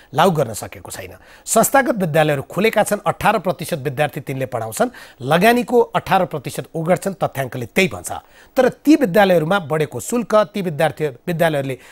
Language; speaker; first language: Nepali; native; Nepali